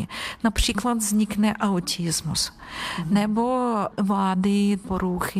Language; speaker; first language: Czech; non-native, learner; Ukrainian